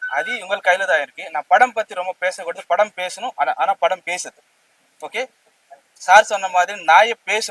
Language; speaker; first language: Tamil; non-native, learner; Telugu